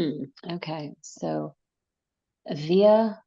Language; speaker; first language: German; non-native, learner; English